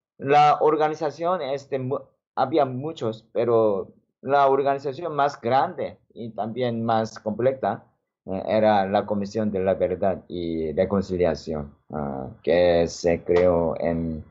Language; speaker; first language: Spanish; non-native, learner; Korean